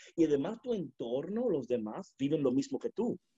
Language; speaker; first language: Spanish; early bilingual, heritage; Spanish